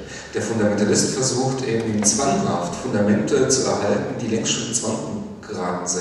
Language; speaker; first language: German; native; German